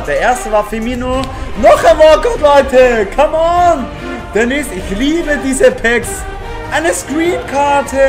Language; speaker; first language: German; native; German